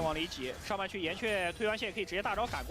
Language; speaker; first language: Chinese; native; Chinese